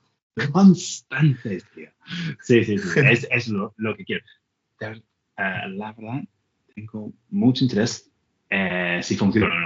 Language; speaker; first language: Spanish; non-native, learner; English